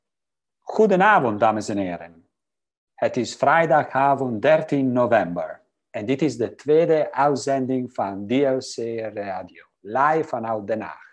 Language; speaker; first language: Dutch; non-native, fluent; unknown